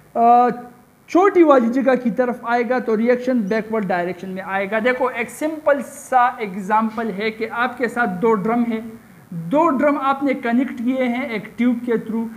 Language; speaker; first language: Urdu; non-native, local second language; Pashto